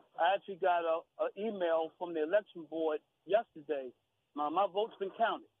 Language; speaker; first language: English; native; English